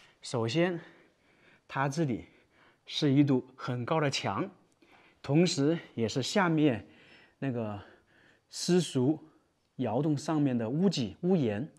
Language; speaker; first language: Chinese; native; Chinese